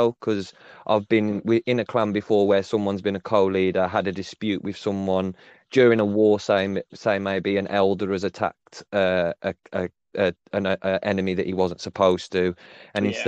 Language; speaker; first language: English; native; English